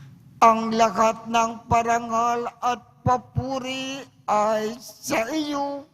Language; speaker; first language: Filipino; native; Filipino